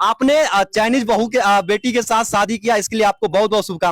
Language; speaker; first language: Hindi; native; Hindi